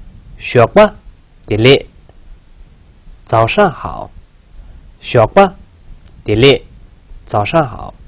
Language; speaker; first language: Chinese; non-native, local second language; Tibetan